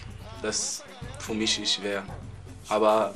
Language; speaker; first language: German; non-native, learner; Portuguese